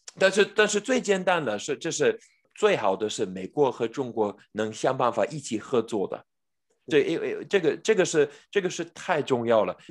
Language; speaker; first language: Chinese; non-native, fluent; English